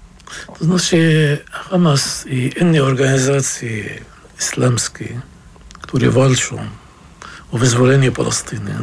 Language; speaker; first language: Polish; non-native, fluent; Arabic